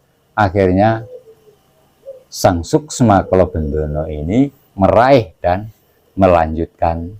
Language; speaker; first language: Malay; non-native, local second language; Javanese